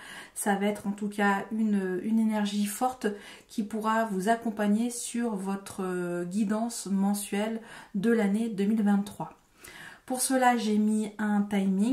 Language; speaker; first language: French; native; French